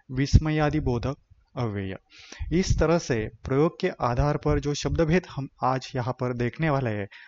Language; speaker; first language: Hindi; non-native, local second language; Marathi